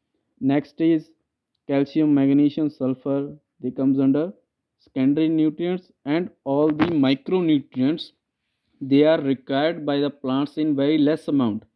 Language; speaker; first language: English; non-native, local second language; Punjabi